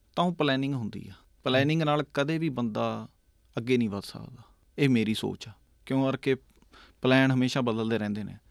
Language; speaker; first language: Punjabi; native; Punjabi